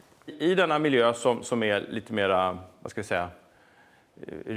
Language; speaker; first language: Swedish; native; Swedish